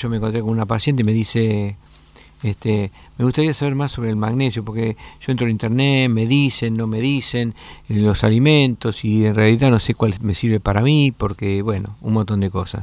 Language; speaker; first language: Spanish; native; Spanish